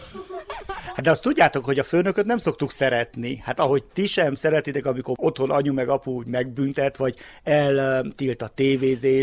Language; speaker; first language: Hungarian; native; Hungarian